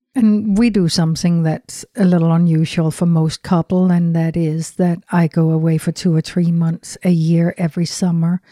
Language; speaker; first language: English; non-native, fluent; Danish